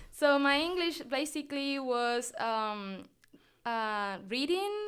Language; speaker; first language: English; non-native, fluent; Spanish